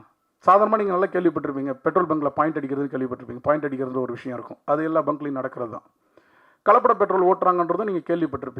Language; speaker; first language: Tamil; native; Tamil